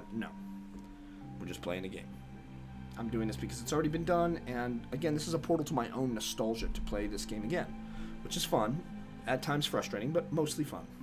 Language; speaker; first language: English; native; English